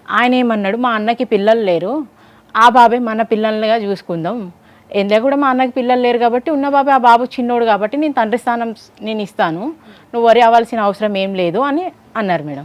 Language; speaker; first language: Telugu; native; Telugu